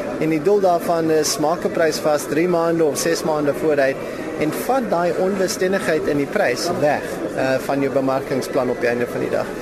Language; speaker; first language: Afrikaans; non-native, local second language; English